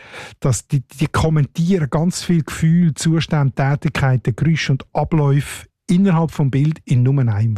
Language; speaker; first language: German; native; German